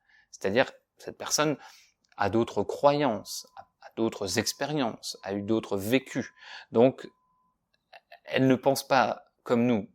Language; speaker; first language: French; native; French